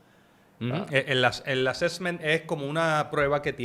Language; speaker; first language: Spanish; native; Spanish